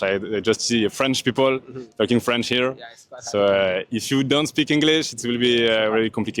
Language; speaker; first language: English; non-native, learner; French